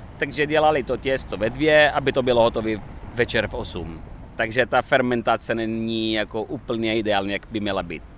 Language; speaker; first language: Czech; non-native, fluent; Italian